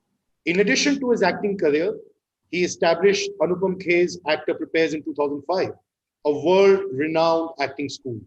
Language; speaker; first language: English; non-native, local second language; Hindi